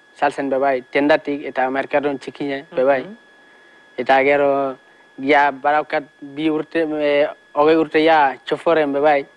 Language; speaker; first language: Basque; non-native, learner; Wolof